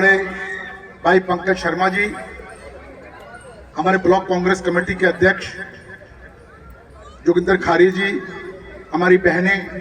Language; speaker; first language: Hindi; native; Hindi